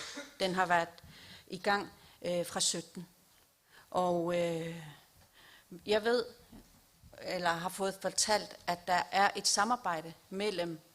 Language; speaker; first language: Danish; non-native, local second language; Kalaallisut